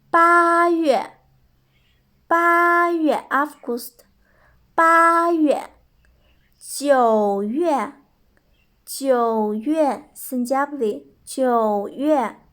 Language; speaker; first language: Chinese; non-native, fluent; Kyrgyz